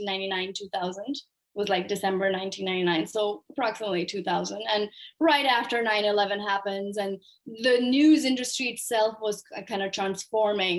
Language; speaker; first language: English; non-native, local second language; Urdu